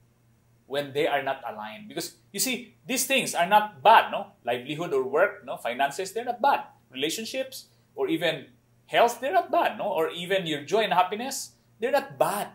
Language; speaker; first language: English; non-native, local second language; Cebuano